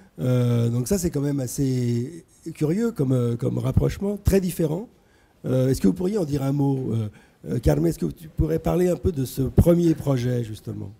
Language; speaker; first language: French; native; French